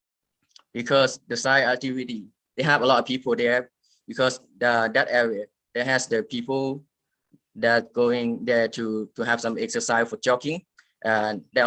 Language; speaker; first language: English; non-native, learner; Lao